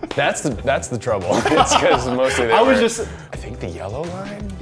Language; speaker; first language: English; native; English